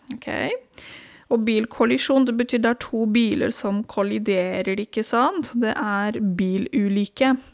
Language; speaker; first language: Norwegian; non-native, fluent; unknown